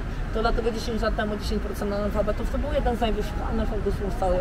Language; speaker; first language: Polish; native; Polish